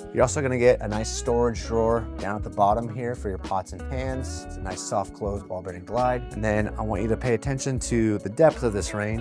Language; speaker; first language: English; native; English